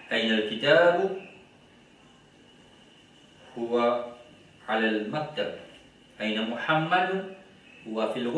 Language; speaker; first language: Arabic; non-native, learner; Haitian Creole